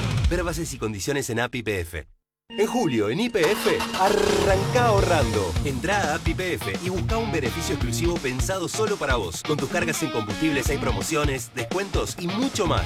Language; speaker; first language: Spanish; native; Spanish